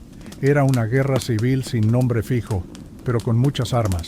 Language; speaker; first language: Spanish; native; Spanish